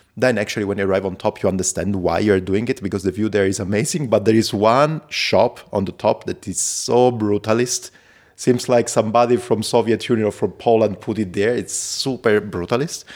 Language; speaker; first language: English; non-native, fluent; Italian